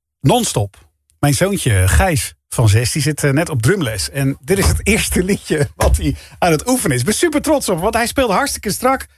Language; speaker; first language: Dutch; native; Dutch